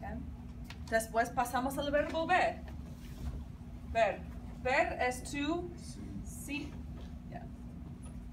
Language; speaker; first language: Spanish; non-native, fluent; English